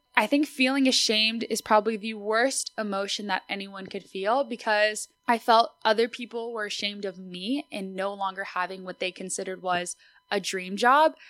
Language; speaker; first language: English; early bilingual, other home language; Spanish